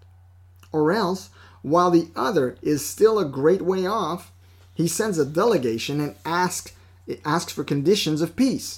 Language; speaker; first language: English; non-native, fluent; French